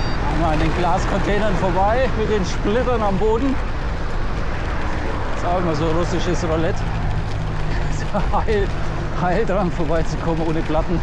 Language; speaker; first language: German; native; German